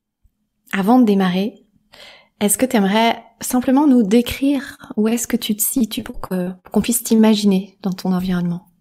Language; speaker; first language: French; native; French